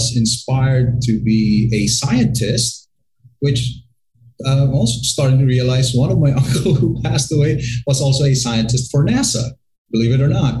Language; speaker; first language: English; non-native, local second language; Hiligaynon